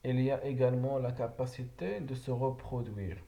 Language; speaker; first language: French; non-native, local second language; Arabic